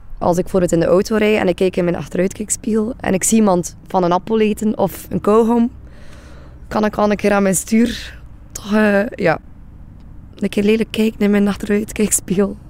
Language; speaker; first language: Dutch; native; Dutch